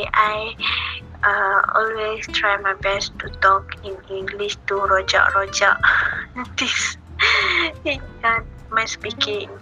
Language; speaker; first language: English; non-native, learner; Malay